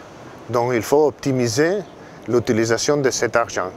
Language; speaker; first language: French; non-native, fluent; Catalan